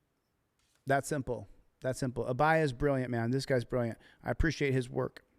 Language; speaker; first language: English; native; English